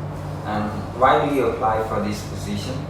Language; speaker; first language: English; non-native, learner; Khmer